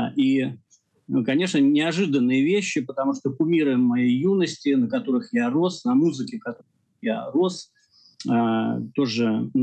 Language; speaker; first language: Russian; native; Russian